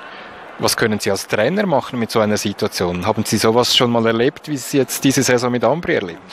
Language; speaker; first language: German; non-native, fluent; English